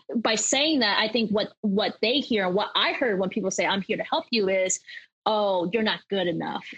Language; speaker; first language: English; native; English